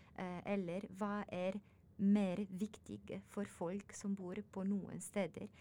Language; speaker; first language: Norwegian; non-native, learner; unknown